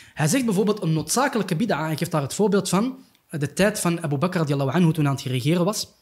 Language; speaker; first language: Dutch; early bilingual, other home language; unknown